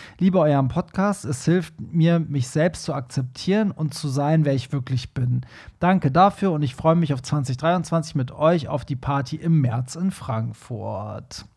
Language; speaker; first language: German; early bilingual, other home language; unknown